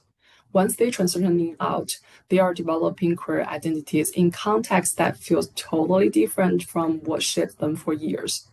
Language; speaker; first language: English; non-native, fluent; Chinese